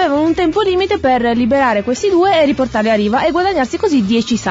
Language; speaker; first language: Italian; native; Italian